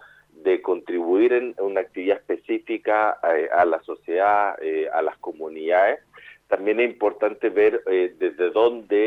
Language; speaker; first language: Spanish; native; Spanish